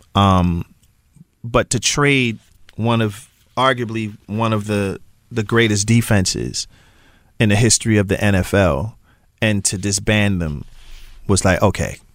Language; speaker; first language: English; native; English